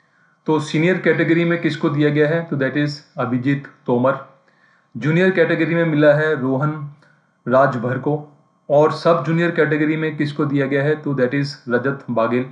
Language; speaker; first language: Hindi; native; Hindi